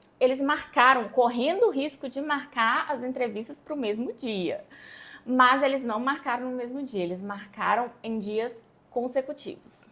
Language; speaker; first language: Portuguese; native; Portuguese